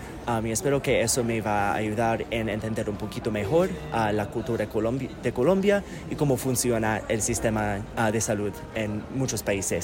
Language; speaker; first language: Spanish; non-native, learner; English